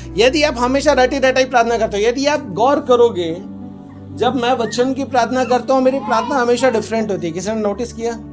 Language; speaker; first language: Hindi; non-native, local second language; Marathi